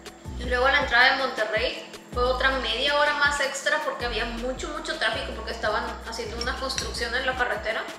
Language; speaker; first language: Spanish; native; Spanish